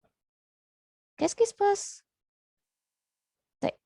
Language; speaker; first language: French; non-native, learner; Arabic